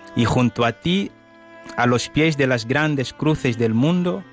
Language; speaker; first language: Spanish; non-native, fluent; Portuguese